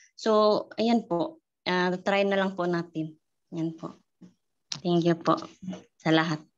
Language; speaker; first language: Filipino; non-native, local second language; Cebuano